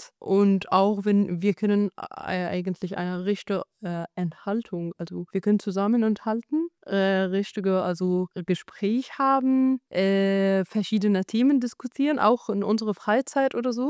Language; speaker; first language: German; non-native, fluent; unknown